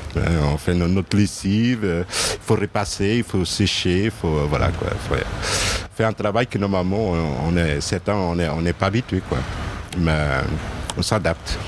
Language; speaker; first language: French; non-native, fluent; Portuguese